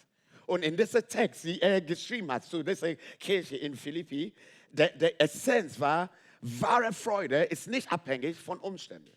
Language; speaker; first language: German; non-native, fluent; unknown